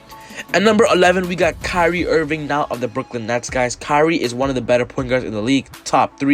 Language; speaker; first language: English; native; English